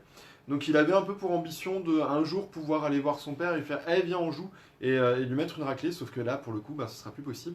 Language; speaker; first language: French; native; French